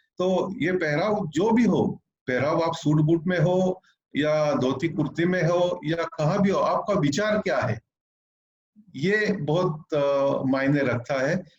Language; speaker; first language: Hindi; non-native, local second language; Marathi